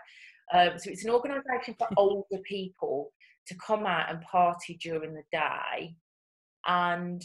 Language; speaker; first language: English; native; English